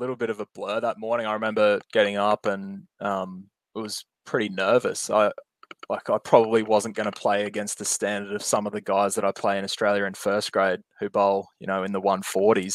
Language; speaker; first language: English; non-native, local second language; Japanese